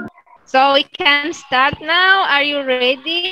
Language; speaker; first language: English; non-native, fluent; Arabic